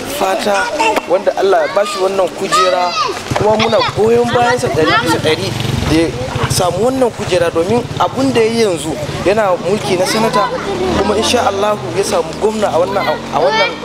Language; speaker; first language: Hausa; native; Hausa